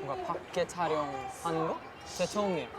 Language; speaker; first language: Korean; non-native, learner; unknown